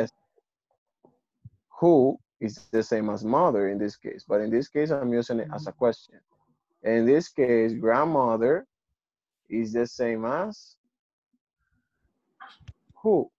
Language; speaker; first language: English; non-native, fluent; Spanish